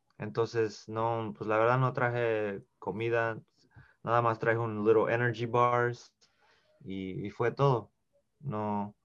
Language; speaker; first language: Spanish; early bilingual, heritage; Spanish